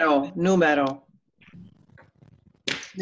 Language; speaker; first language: Spanish; non-native, learner; English